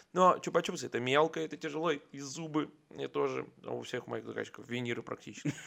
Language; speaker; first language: Russian; native; Russian